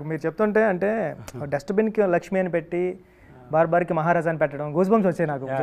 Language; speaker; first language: Telugu; native; Telugu